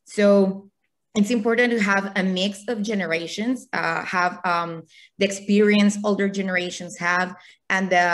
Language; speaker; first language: English; non-native, fluent; Spanish